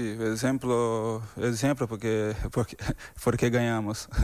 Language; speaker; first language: Spanish; non-native, learner; Portuguese